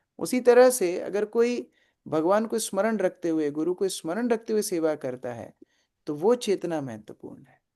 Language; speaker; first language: Hindi; native; Hindi